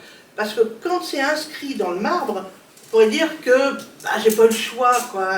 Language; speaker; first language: French; native; French